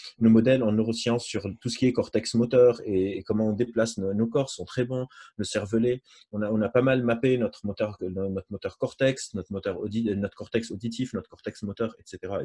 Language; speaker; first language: French; non-native, local second language; Arabic